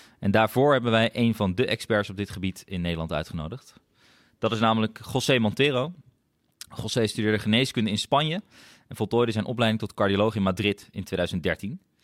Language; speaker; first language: Dutch; native; Dutch